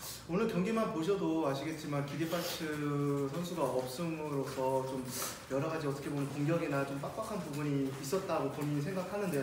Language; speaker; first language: Korean; native; Korean